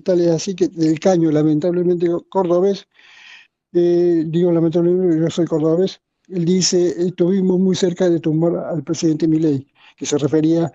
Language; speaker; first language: Spanish; native; Spanish